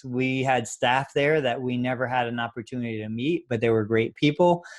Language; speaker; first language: English; native; English